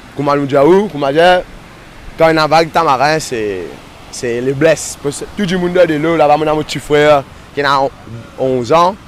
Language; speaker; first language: French; non-native, local second language; Morisyen